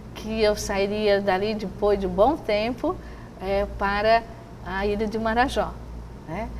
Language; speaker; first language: Portuguese; native; Portuguese